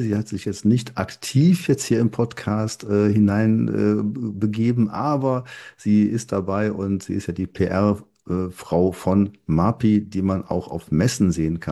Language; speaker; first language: German; native; German